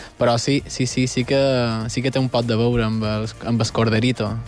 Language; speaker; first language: Catalan; early bilingual, other home language; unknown